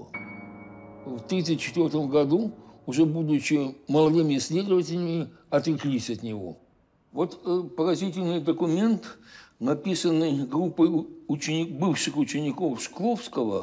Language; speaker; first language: Russian; native; Russian